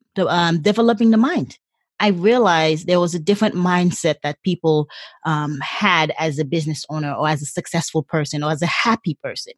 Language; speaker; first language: English; non-native, fluent; Haitian Creole